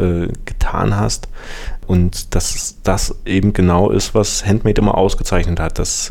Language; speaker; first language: German; native; German